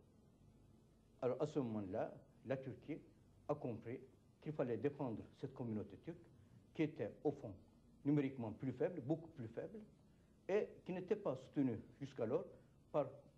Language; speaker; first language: French; non-native, fluent; Turkish